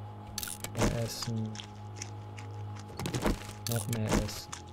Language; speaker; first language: German; native; German